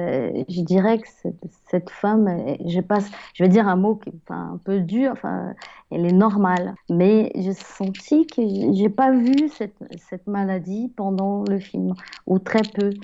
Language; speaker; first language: French; non-native, fluent; Portuguese